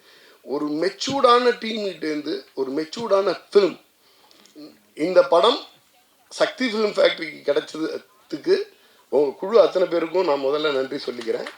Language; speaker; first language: Tamil; native; Tamil